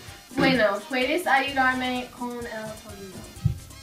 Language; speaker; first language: Spanish; non-native, learner; English